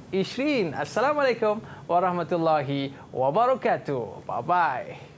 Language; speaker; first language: Malay; native; Malay